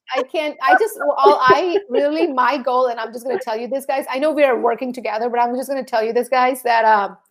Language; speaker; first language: English; early bilingual, other home language; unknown